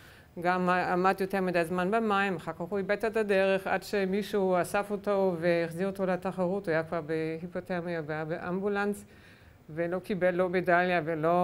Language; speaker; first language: Hebrew; non-native, fluent; German